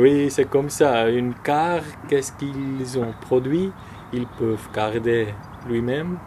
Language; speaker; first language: French; non-native, local second language; German